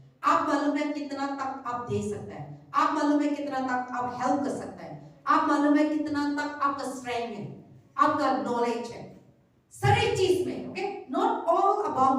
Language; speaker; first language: Hindi; non-native, local second language; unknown